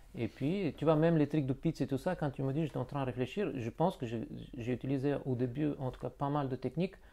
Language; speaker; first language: French; non-native, fluent; Bulgarian